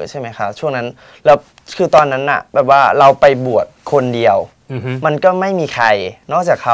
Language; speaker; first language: Thai; native; Thai